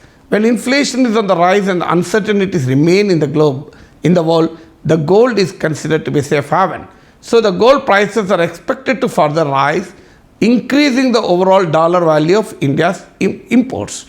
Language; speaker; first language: English; non-native, local second language; Telugu